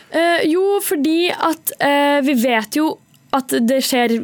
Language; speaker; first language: Norwegian; native; Norwegian